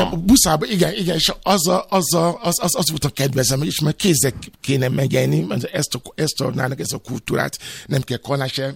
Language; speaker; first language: Hungarian; non-native, fluent; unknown